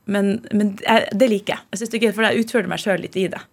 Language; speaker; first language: Norwegian; native; Norwegian